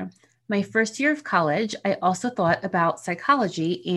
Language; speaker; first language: English; early bilingual, other home language; Spanish